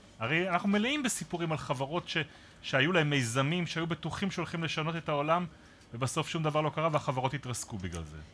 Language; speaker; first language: Hebrew; native; Hebrew